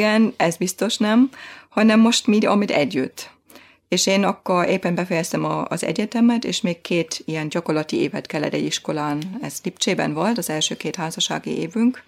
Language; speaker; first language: Hungarian; non-native, fluent; German